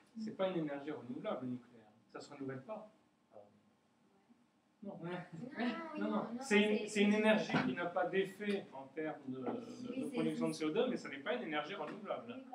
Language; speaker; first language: French; native; French